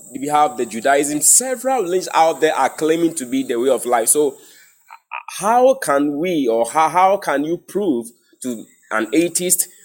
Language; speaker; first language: English; non-native, local second language; Akan